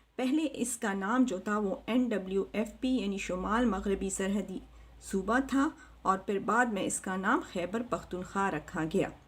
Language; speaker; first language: Urdu; non-native, local second language; Pashto